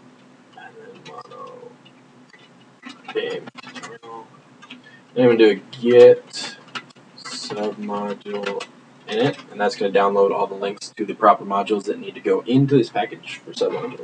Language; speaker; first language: English; native; English